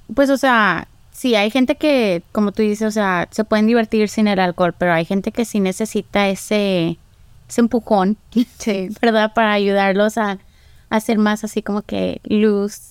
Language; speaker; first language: Spanish; early bilingual, heritage; Spanish